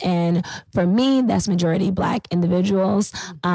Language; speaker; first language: English; native; English